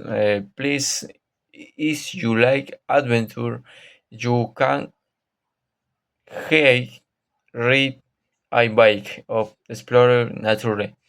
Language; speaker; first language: English; non-native, learner; Spanish